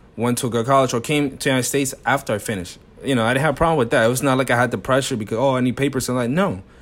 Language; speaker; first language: English; non-native, fluent; Spanish